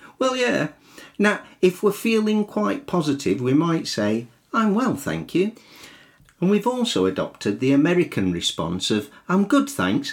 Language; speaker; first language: English; native; English